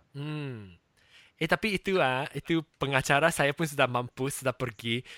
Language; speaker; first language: Malay; non-native, local second language; Chinese